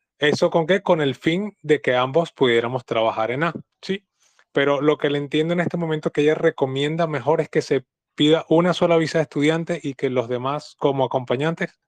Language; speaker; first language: Spanish; native; Spanish